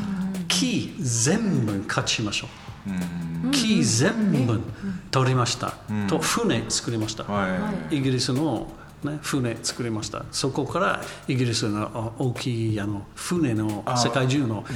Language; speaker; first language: Japanese; non-native, learner; English